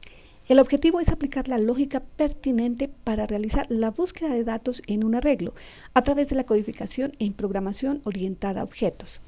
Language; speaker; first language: Spanish; native; Spanish